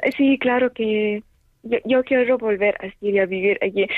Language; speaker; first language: Spanish; non-native, learner; Arabic